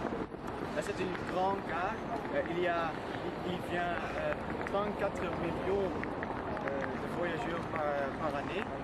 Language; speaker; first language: French; non-native, learner; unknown